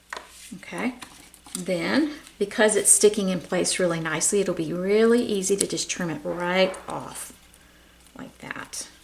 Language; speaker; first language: English; native; English